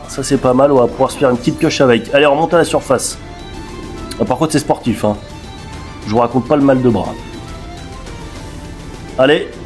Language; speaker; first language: French; native; French